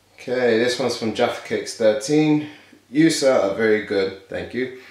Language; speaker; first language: English; native; English